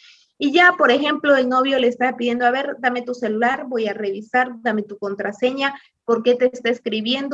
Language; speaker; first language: Spanish; native; Spanish